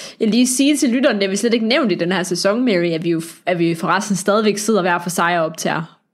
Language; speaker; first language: Danish; native; Danish